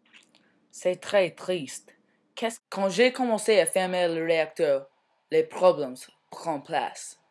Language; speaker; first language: French; non-native, learner; English